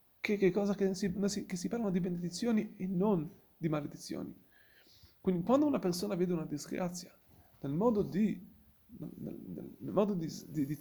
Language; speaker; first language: Italian; non-native, fluent; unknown